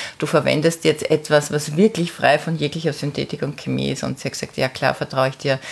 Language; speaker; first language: German; native; German